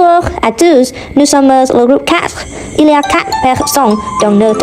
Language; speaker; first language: French; non-native, learner; Vietnamese